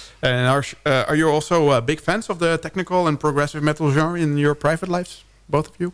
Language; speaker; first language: English; non-native, fluent; Dutch